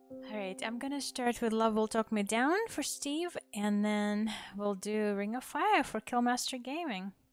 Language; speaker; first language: English; non-native, fluent; Russian